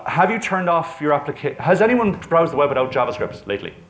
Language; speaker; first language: English; native; English